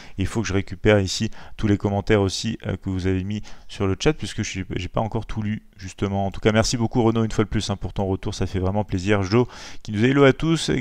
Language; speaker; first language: French; native; French